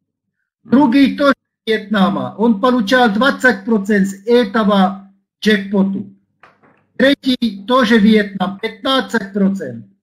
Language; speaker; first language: Russian; non-native, learner; Slovak